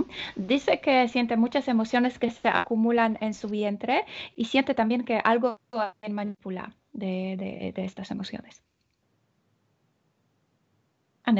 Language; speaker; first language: Spanish; non-native, fluent; Polish